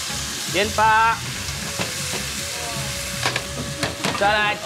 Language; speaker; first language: Chinese; non-native, learner; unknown